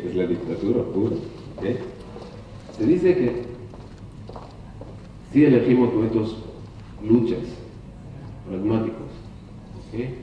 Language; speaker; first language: Spanish; non-native, learner; Hebrew